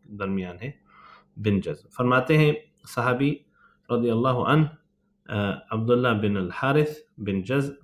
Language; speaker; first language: Urdu; native; Urdu